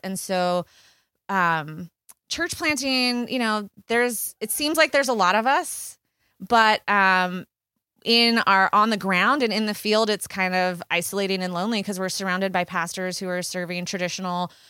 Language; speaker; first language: English; native; English